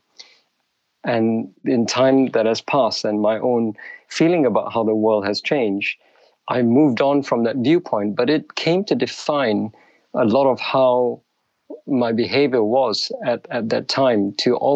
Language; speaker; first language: English; native; English